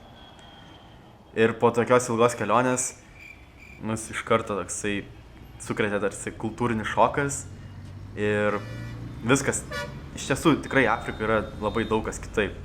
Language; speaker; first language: Lithuanian; native; Lithuanian